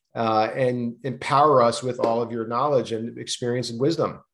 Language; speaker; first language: English; native; English